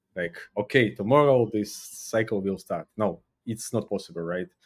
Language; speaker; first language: English; non-native, fluent; Uzbek